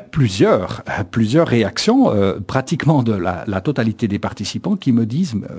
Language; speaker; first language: French; native; French